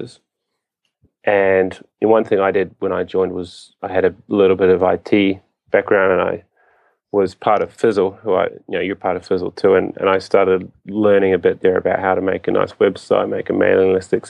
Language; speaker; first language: English; native; English